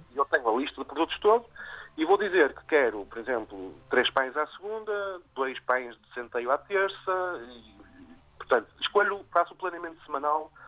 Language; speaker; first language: Portuguese; native; Portuguese